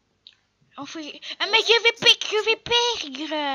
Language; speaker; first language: French; native; French